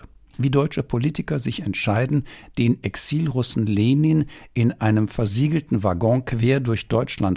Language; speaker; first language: German; native; German